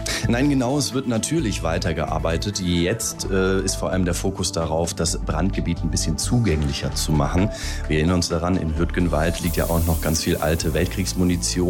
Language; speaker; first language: German; native; German